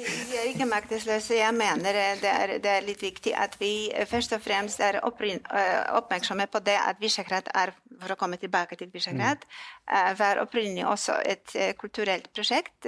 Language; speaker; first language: Norwegian; non-native, fluent; Polish